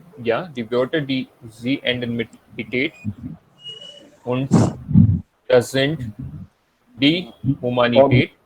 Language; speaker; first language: German; non-native, fluent; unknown